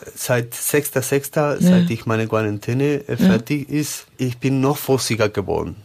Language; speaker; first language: German; non-native, learner; Spanish